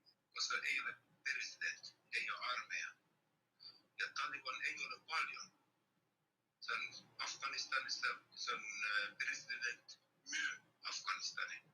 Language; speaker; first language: Finnish; non-native, learner; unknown